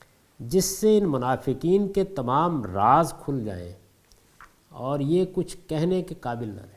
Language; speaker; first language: Urdu; native; Urdu